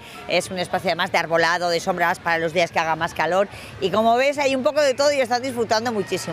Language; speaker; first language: Spanish; native; Spanish